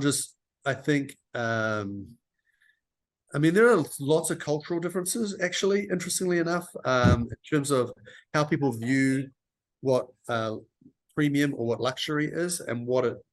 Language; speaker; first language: English; native; English